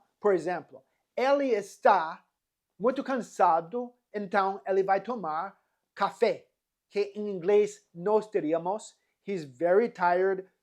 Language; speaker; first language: Portuguese; non-native, fluent; English